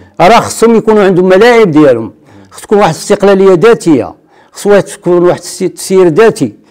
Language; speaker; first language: Arabic; native; Arabic